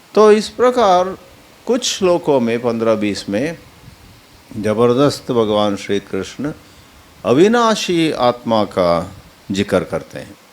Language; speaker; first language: Hindi; non-native, local second language; Kannada